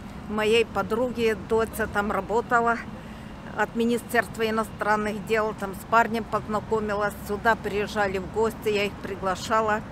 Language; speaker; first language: Russian; native; Russian